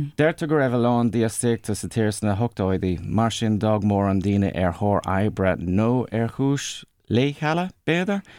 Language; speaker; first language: Irish; non-native, local second language; English